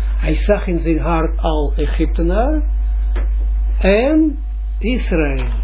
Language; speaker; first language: Dutch; non-native, fluent; Russian